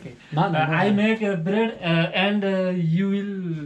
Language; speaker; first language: English; non-native, learner; Nepali